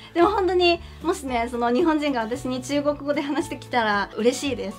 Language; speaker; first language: Japanese; non-native, fluent; Chinese